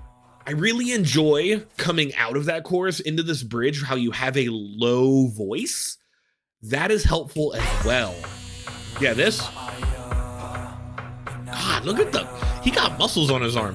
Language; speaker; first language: English; native; English